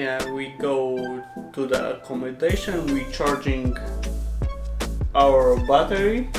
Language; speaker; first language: English; non-native, learner; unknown